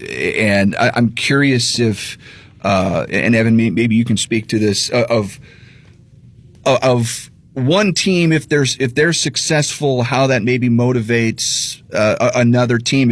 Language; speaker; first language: English; native; English